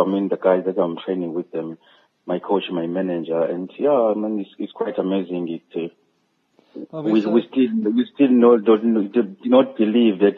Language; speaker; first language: English; non-native, local second language; Zulu